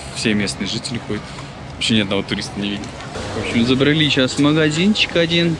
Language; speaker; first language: Russian; native; Russian